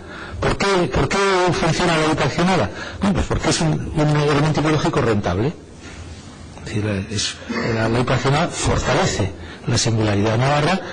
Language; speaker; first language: Spanish; native; Spanish